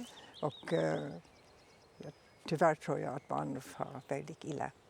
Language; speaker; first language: Swedish; non-native, fluent; German